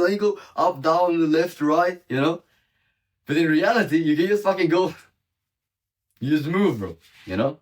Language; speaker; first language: English; non-native, fluent; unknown